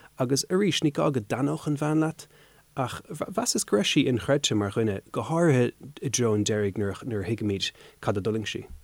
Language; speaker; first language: Irish; native; Irish